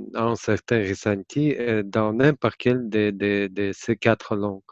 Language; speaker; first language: French; non-native, fluent; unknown